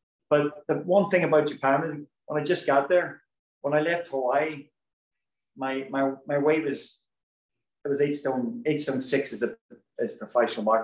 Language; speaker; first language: English; native; English